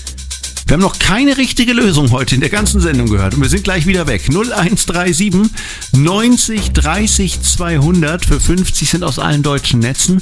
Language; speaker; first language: German; native; German